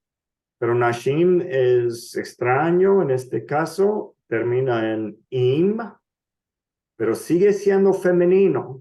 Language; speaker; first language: Spanish; non-native, fluent; English